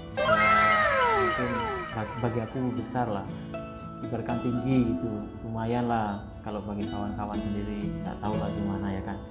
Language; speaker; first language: Indonesian; native; Indonesian